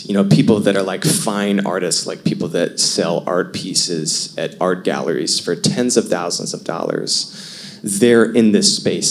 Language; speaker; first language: English; native; English